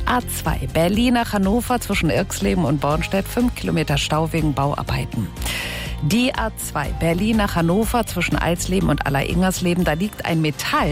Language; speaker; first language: German; native; German